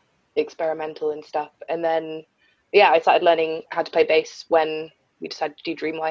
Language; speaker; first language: English; native; English